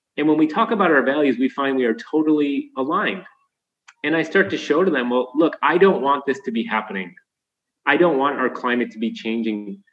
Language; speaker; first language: English; native; English